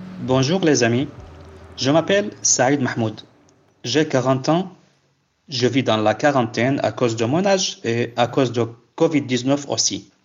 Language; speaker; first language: French; non-native, fluent; Kurdish